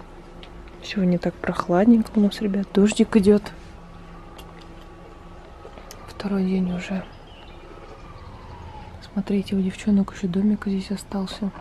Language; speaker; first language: Russian; native; Russian